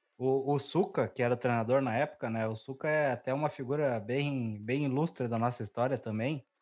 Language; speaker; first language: Portuguese; native; Portuguese